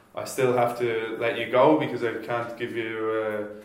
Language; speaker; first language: English; native; English